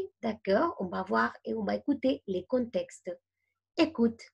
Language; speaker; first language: French; non-native, fluent; Spanish